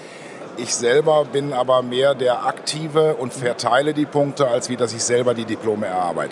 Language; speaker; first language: German; native; German